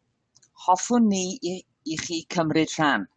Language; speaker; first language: Welsh; non-native, learner; English